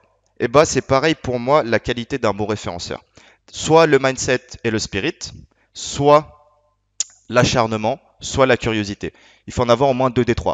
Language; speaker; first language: French; native; French